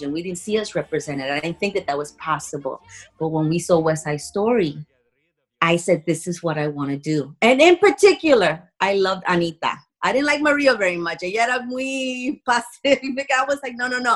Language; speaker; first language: English; native; English